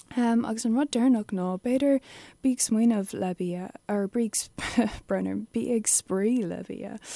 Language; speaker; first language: Irish; non-native, local second language; English